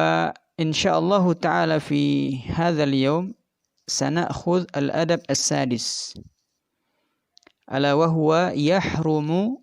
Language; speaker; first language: Arabic; non-native, fluent; Indonesian